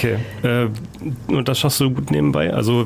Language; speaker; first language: German; native; German